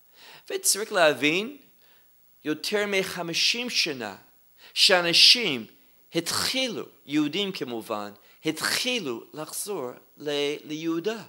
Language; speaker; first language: Hebrew; non-native, fluent; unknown